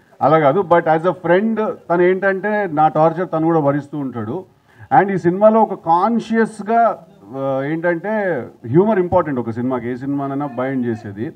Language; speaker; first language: Telugu; native; Telugu